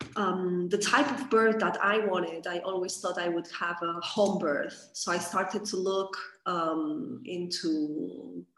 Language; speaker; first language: English; non-native, fluent; Catalan